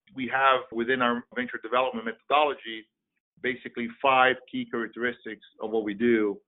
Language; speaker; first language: English; non-native, fluent; Portuguese